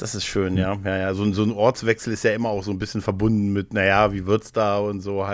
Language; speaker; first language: German; native; German